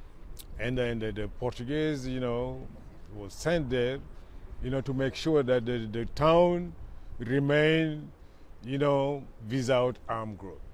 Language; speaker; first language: English; non-native, fluent; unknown